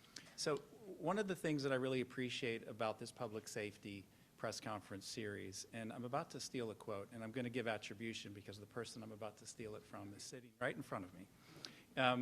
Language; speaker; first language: English; native; English